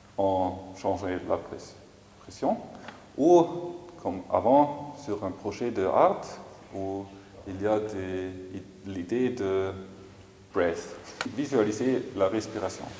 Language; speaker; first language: French; non-native, fluent; German